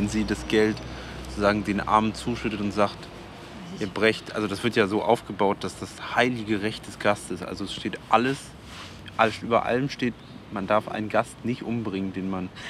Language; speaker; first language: German; native; German